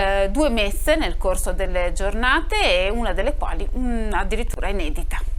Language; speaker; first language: Italian; native; Italian